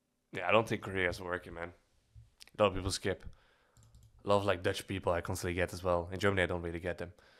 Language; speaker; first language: English; non-native, fluent; Dutch